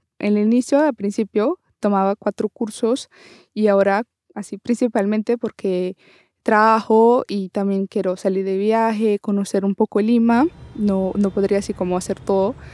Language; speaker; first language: Spanish; non-native, learner; Portuguese